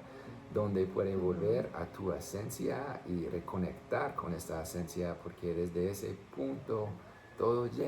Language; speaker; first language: Spanish; non-native, fluent; English